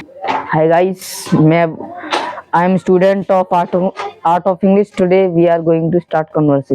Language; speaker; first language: English; non-native, learner; Hindi